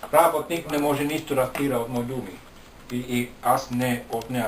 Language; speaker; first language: Bulgarian; non-native, learner; Finnish